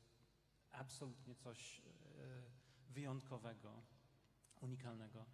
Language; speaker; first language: Polish; non-native, fluent; English